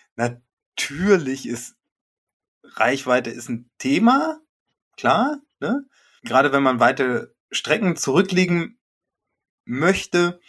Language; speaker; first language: German; native; German